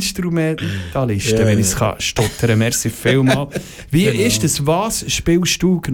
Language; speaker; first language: German; native; German